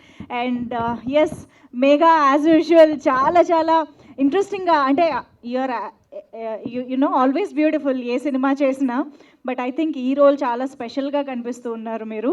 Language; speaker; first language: Telugu; native; Telugu